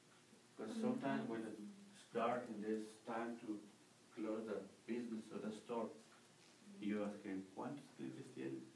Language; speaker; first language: English; non-native, learner; Spanish